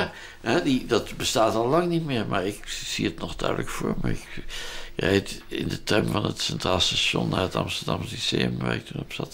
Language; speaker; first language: Dutch; native; Dutch